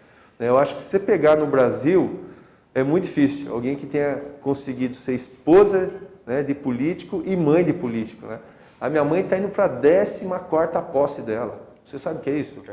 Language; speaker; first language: Portuguese; native; Portuguese